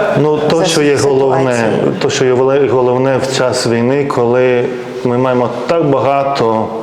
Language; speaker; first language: Ukrainian; non-native, fluent; Lithuanian